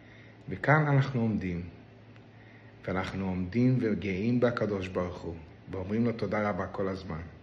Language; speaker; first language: Hebrew; non-native, local second language; Yiddish